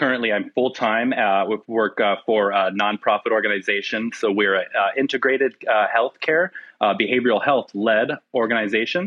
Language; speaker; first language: English; native; English